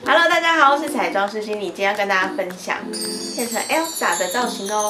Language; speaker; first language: Chinese; native; Chinese